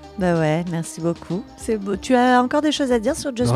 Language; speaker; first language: French; native; French